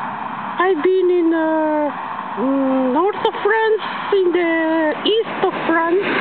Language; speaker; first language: English; non-native, learner; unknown